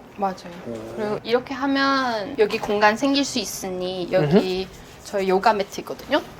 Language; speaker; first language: Korean; non-native, fluent; Cantonese